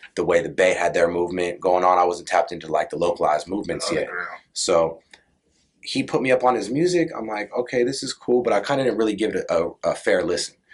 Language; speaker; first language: English; native; English